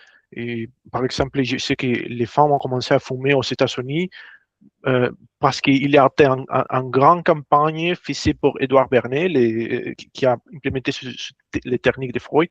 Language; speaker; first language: French; non-native, fluent; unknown